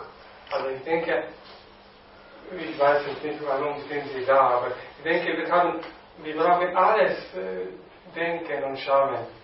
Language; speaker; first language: German; non-native, learner; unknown